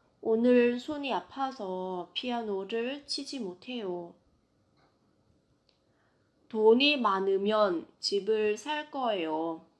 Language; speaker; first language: Korean; non-native, fluent; Vietnamese